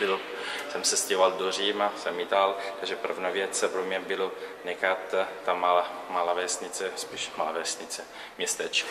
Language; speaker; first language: Czech; non-native, learner; Italian